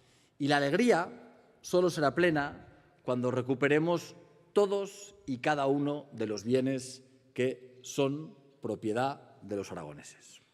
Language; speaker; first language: Spanish; native; Spanish